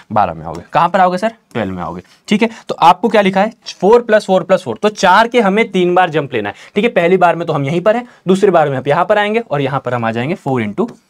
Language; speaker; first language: Hindi; native; Hindi